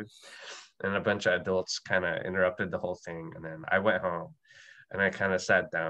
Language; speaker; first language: English; non-native, local second language; Filipino